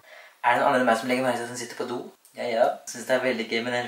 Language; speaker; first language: Norwegian; native; Norwegian